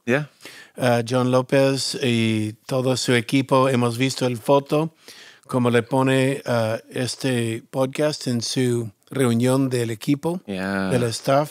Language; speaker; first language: Spanish; non-native, fluent; English